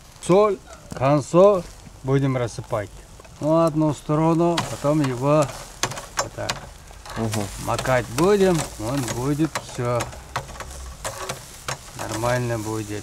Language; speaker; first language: Russian; non-native, local second language; Uyghur